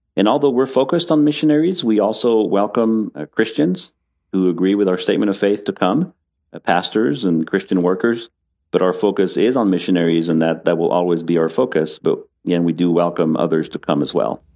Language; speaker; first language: English; non-native, fluent; French